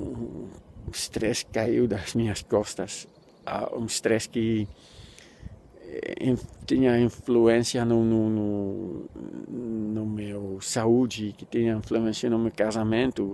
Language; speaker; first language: Portuguese; non-native, fluent; Dutch